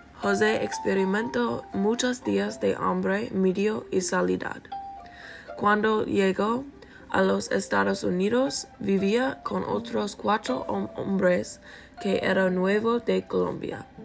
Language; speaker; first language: Spanish; non-native, learner; English